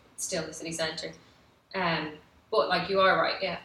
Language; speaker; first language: English; native; English